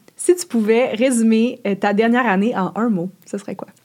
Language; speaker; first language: French; native; French